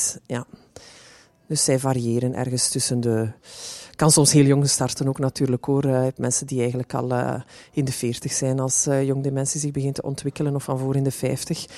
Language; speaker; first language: Dutch; native; Dutch